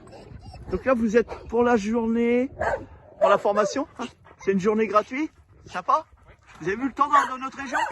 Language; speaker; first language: French; native; French